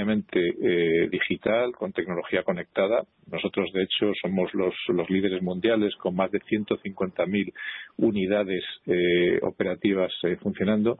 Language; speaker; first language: Spanish; native; Spanish